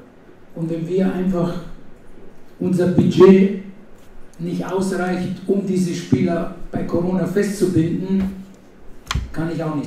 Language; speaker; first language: German; non-native, fluent; Italian